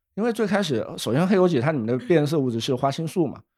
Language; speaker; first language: Chinese; native; Chinese